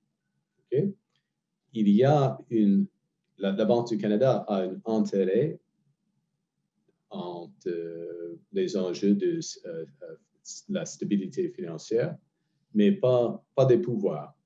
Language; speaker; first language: French; non-native, fluent; English